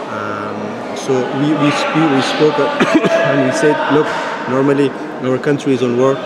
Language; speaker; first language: English; non-native, fluent; Persian